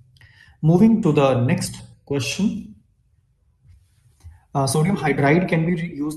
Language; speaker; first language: English; non-native, local second language; Hindi